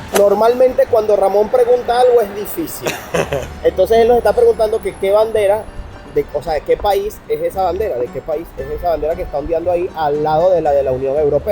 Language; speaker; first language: Spanish; native; Spanish